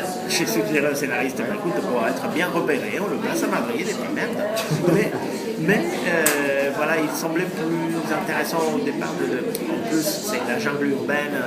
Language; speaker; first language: French; non-native, fluent; Spanish